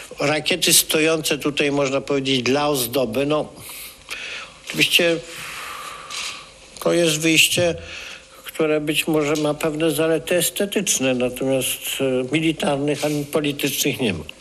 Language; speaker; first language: Polish; native; Polish